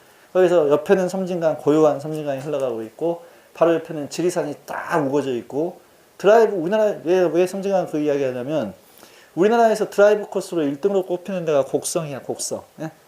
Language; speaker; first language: Korean; native; Korean